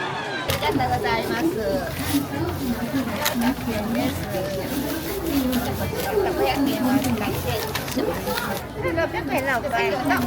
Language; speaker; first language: Japanese; native; Japanese